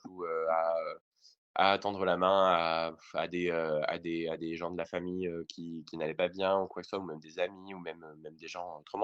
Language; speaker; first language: French; native; French